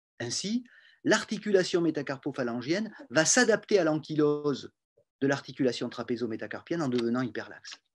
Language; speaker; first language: French; native; French